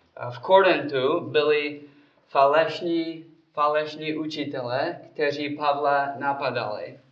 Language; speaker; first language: Czech; non-native, learner; English